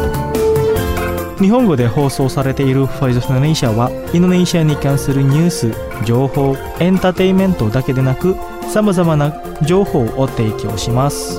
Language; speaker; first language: Japanese; non-native, fluent; Indonesian